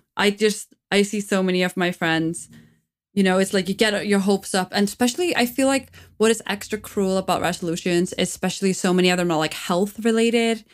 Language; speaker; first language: English; non-native, fluent; Icelandic